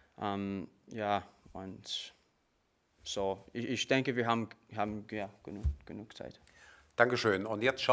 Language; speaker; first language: German; non-native, learner; English